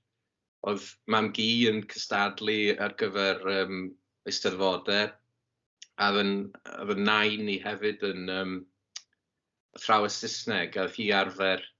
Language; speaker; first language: Welsh; native; Welsh